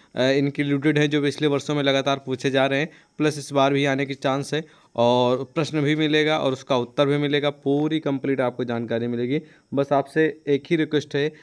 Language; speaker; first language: Hindi; native; Hindi